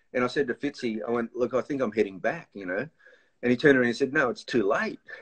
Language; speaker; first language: English; native; English